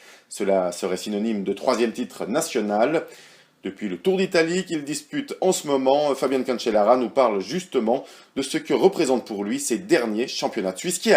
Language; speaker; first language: French; native; French